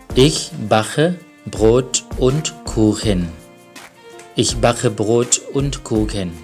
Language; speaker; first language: German; non-native, fluent; Thai